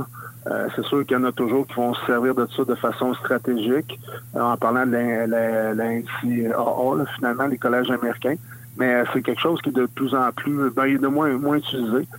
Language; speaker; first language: French; native; French